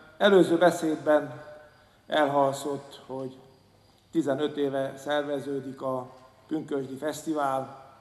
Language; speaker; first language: Hungarian; native; Hungarian